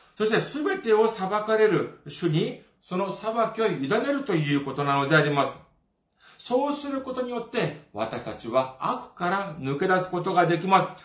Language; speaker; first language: Japanese; non-native, fluent; Korean